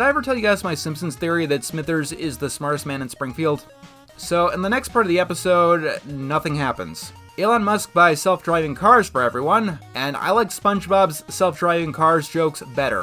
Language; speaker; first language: English; native; English